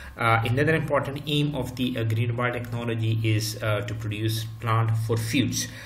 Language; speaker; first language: English; non-native, local second language; Urdu